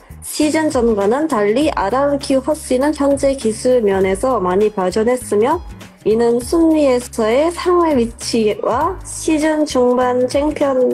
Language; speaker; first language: Korean; non-native, local second language; Indonesian